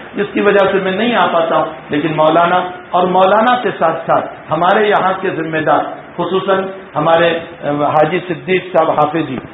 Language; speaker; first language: Urdu; non-native, local second language; Gujarati